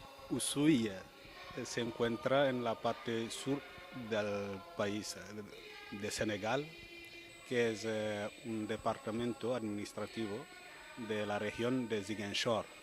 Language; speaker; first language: Spanish; non-native, fluent; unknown